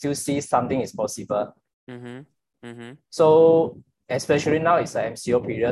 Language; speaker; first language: English; non-native, local second language; Chinese